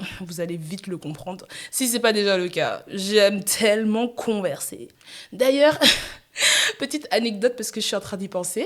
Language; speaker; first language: French; native; French